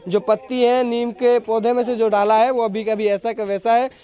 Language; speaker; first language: Hindi; native; Hindi